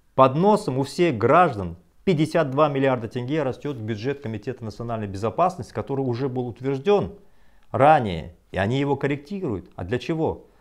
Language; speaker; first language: Russian; non-native, local second language; Kazakh